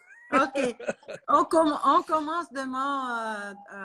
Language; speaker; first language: French; non-native, learner; Russian